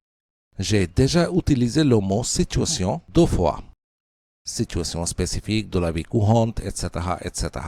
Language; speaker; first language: French; non-native, fluent; Bangla